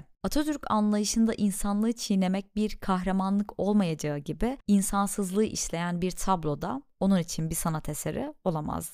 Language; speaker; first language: Turkish; native; Turkish